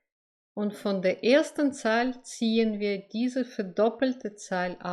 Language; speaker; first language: German; non-native, fluent; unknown